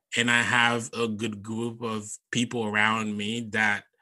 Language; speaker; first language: English; non-native, fluent; Haitian Creole